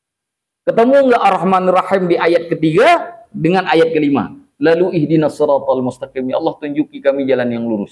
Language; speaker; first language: Indonesian; native; Indonesian